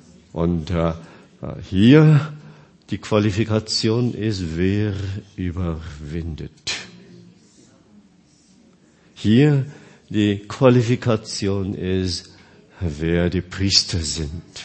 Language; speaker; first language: German; non-native, fluent; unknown